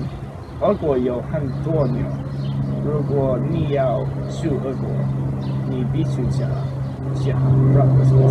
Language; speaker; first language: Chinese; non-native, learner; English